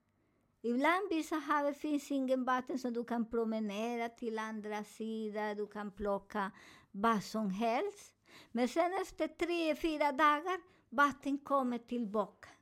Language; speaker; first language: Swedish; non-native, learner; Spanish